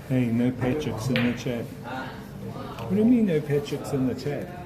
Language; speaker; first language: English; native; English